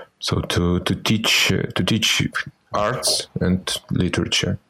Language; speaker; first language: English; non-native, fluent; Russian